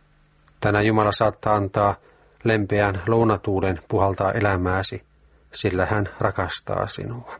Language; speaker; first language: Finnish; native; Finnish